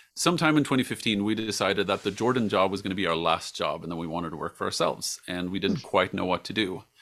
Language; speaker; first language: English; non-native, fluent; Swedish